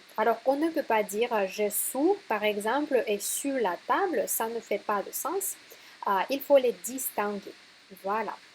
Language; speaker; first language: French; non-native, fluent; Russian